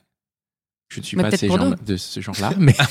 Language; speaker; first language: French; native; French